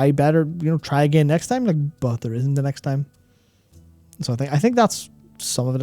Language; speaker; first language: English; native; English